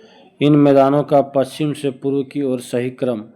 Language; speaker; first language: Hindi; native; Hindi